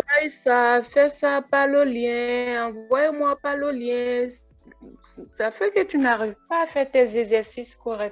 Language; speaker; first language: French; non-native, learner; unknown